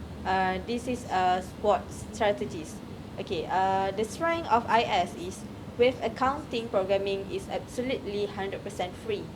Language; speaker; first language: English; non-native, learner; Malay